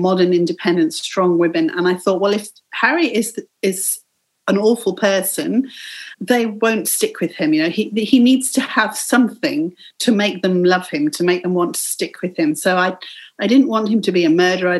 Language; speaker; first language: English; native; English